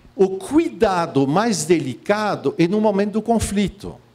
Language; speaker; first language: Portuguese; non-native, fluent; French